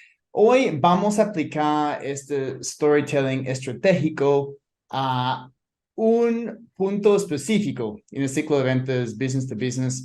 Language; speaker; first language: Spanish; non-native, fluent; English